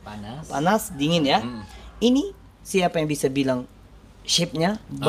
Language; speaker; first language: Indonesian; non-native, learner; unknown